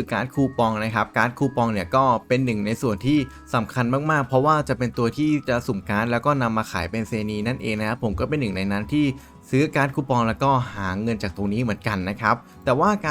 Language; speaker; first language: Thai; native; Thai